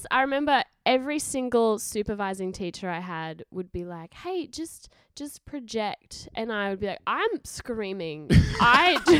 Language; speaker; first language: English; native; English